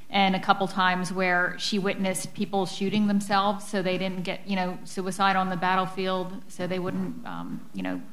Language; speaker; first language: English; native; English